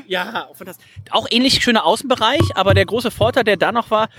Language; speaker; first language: German; native; German